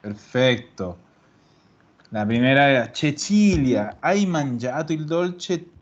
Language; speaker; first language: Italian; non-native, fluent; Spanish